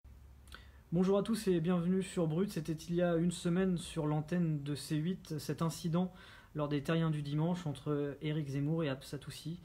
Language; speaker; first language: French; native; French